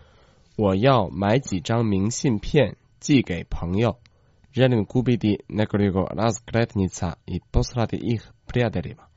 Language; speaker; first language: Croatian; non-native, fluent; Chinese